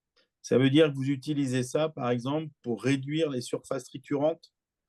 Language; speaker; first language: French; native; French